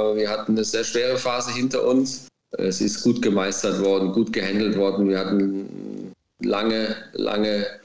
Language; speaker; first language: German; native; German